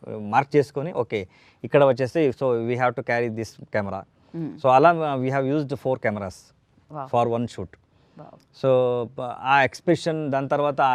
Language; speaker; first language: Telugu; non-native, learner; Kannada